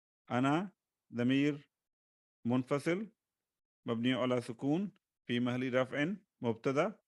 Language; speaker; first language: Arabic; non-native, fluent; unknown